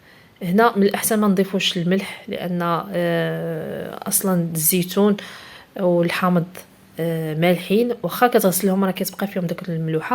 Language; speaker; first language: Arabic; native; Arabic